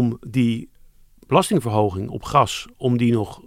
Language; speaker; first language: Dutch; native; Dutch